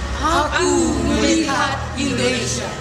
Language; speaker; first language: Indonesian; non-native, local second language; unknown